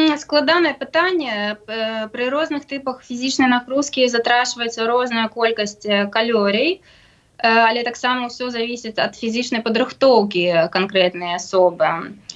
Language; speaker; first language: Belarusian; non-native, local second language; Russian